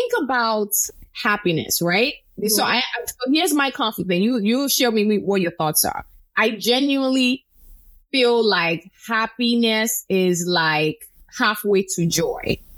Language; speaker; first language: English; non-native, local second language; Yoruba